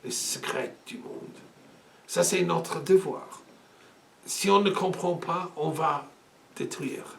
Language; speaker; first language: French; non-native, learner; English